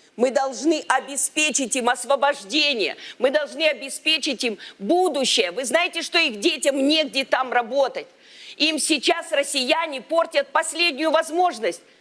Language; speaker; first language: Russian; native; Russian